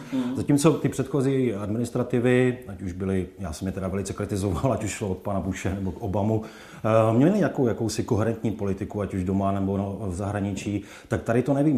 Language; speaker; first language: Czech; native; Czech